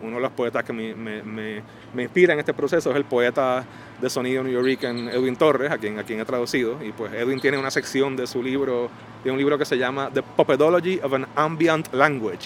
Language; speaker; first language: Spanish; early bilingual, heritage; Spanish